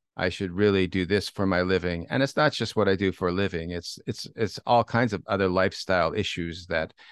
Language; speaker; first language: English; native; English